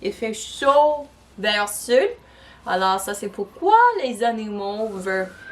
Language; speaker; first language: French; non-native, local second language; English